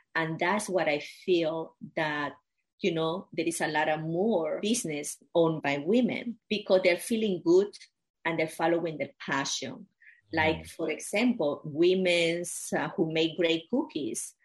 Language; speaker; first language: English; non-native, fluent; Spanish